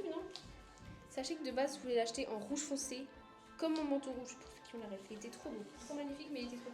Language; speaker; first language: French; native; French